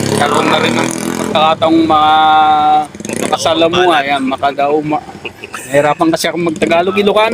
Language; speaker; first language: Filipino; non-native, local second language; Iloko